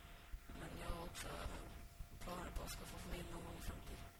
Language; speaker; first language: Swedish; early bilingual, other home language; Finnish